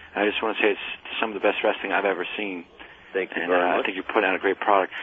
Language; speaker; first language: English; native; English